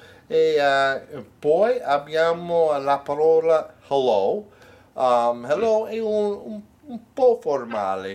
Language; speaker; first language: Italian; non-native, learner; English